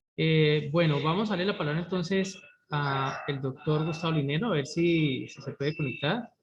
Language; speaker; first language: Spanish; native; Spanish